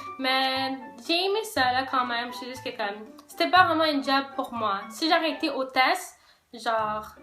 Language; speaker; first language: French; native; French